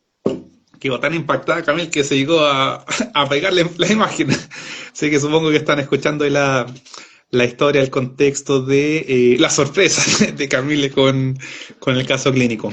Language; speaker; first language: Spanish; native; Spanish